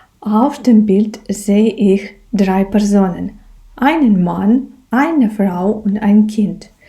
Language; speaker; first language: German; non-native, fluent; Ukrainian